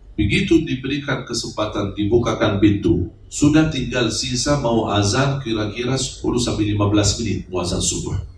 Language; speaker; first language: Indonesian; non-native, fluent; Arabic